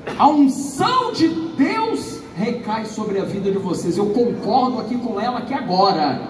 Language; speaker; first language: Portuguese; native; Portuguese